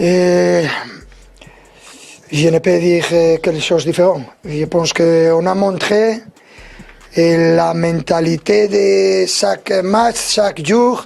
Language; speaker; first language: French; non-native, learner; Spanish